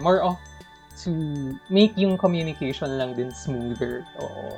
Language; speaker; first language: English; non-native, local second language; Filipino